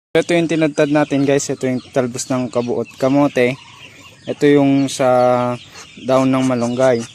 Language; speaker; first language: Filipino; non-native, local second language; Iloko